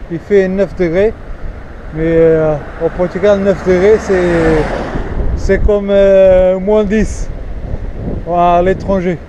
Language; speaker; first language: French; non-native, fluent; Portuguese